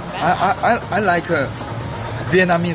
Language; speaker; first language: English; non-native, learner; Korean